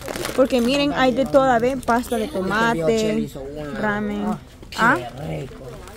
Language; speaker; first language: Spanish; native; Spanish